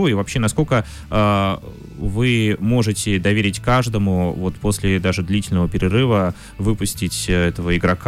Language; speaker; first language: Russian; native; Russian